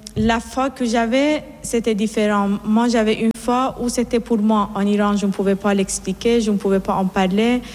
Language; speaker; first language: French; non-native, fluent; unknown